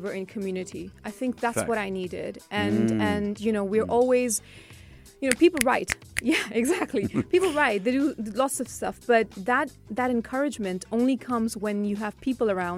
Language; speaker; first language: English; non-native, fluent; Urdu